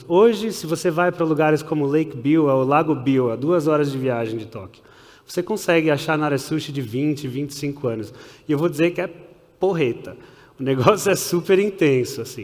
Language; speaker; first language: Portuguese; early bilingual, heritage; Portuguese